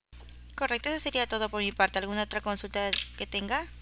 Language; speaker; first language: Spanish; native; Spanish